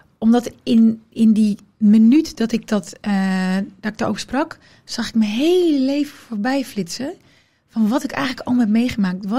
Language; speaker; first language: Dutch; early bilingual, other home language; Riffian